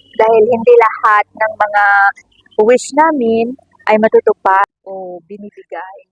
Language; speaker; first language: Filipino; native; Filipino